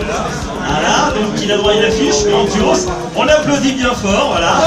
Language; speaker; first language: French; native; French